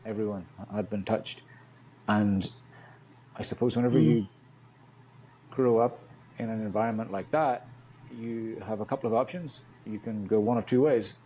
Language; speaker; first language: English; native; English